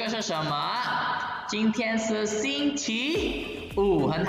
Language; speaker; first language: Chinese; non-native, fluent; Indonesian